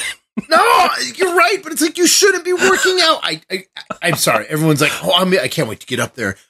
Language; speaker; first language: English; native; English